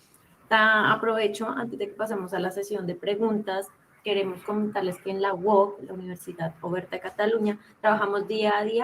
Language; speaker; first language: Spanish; native; Spanish